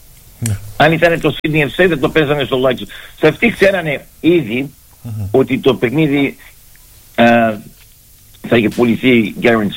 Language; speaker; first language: Greek; early bilingual, heritage; Greek